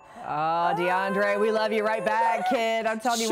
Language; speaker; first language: English; native; English